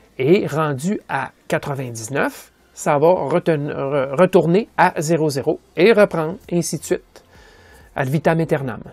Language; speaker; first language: French; native; French